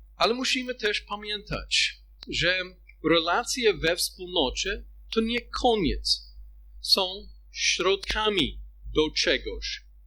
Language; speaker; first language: Polish; non-native, fluent; English